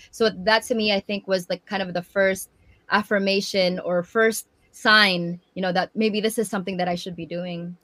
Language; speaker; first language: English; early bilingual, other home language; Waray